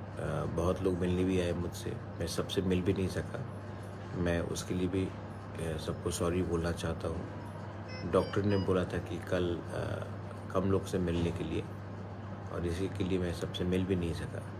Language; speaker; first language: Hindi; non-native, local second language; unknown